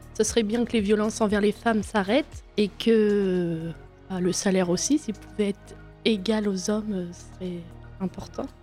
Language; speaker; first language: French; native; French